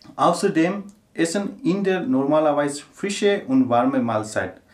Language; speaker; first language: German; non-native, learner; Gujarati